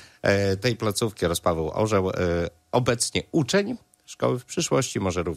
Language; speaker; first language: Polish; native; Polish